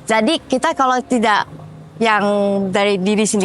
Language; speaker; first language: Indonesian; early bilingual, heritage; Indonesian